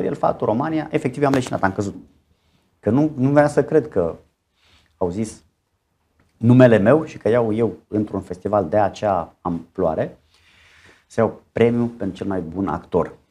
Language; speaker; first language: Romanian; native; Romanian